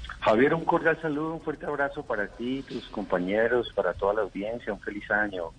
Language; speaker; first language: Spanish; native; Spanish